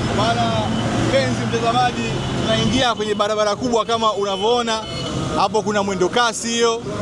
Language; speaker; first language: Swahili; native; Swahili